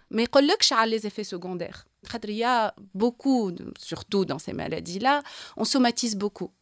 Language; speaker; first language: French; non-native, local second language; Arabic